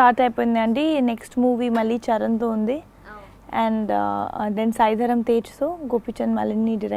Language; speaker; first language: Telugu; non-native, local second language; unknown